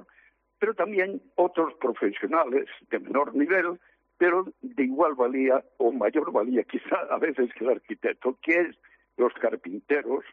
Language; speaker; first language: Spanish; native; Spanish